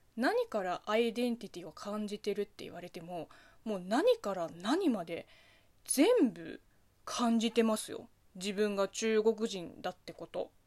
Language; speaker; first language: Japanese; non-native, fluent; Chinese